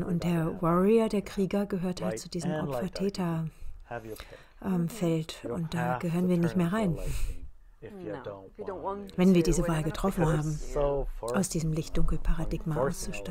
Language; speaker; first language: German; native; German